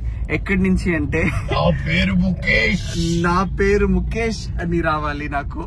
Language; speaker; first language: Telugu; non-native, learner; Kannada